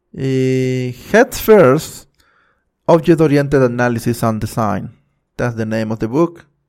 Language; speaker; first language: English; non-native, fluent; Spanish